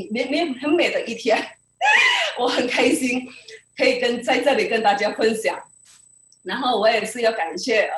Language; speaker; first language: Chinese; early bilingual, heritage; Indonesian